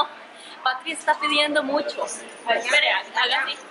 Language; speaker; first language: Spanish; native; Spanish